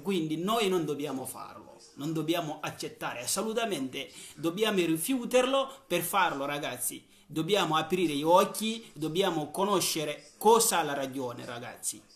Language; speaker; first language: Italian; non-native, learner; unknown